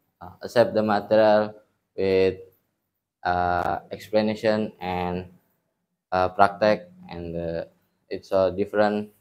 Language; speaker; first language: English; non-native, learner; Indonesian